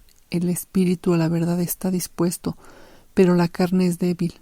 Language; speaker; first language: Spanish; native; Spanish